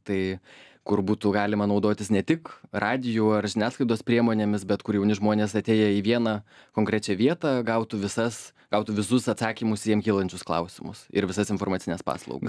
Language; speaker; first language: Lithuanian; native; Lithuanian